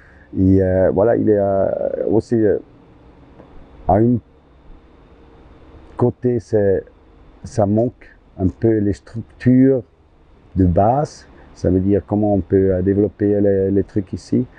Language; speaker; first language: French; non-native, local second language; German